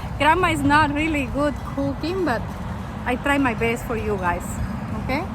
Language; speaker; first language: English; non-native, fluent; Spanish